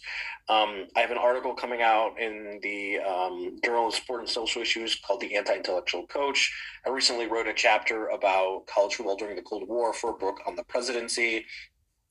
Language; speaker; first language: English; native; English